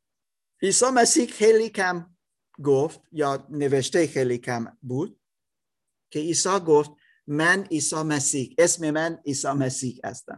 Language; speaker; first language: Persian; non-native, learner; German